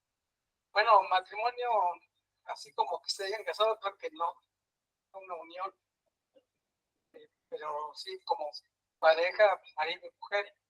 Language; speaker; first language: Spanish; native; Spanish